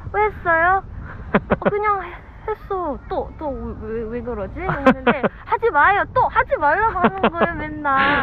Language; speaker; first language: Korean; non-native, fluent; Filipino